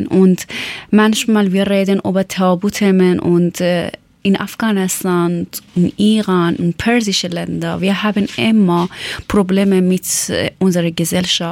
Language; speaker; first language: German; non-native, learner; Persian